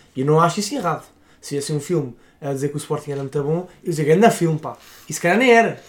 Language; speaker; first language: Portuguese; native; Portuguese